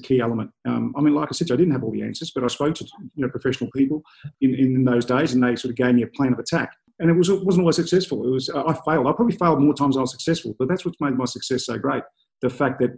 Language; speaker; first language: English; native; English